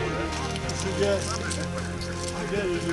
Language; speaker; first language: French; native; French